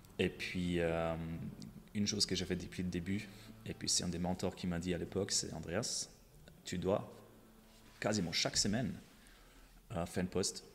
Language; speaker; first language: French; non-native, fluent; German